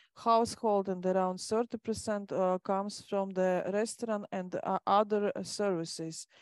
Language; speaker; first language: English; non-native, fluent; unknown